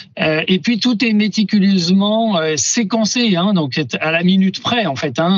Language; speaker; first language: French; native; French